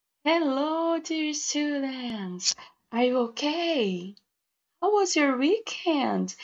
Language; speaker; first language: English; non-native, learner; Portuguese